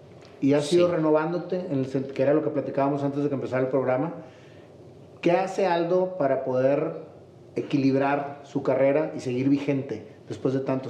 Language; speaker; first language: Spanish; native; Spanish